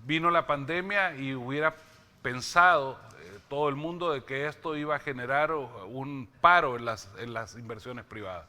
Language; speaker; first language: Spanish; native; Spanish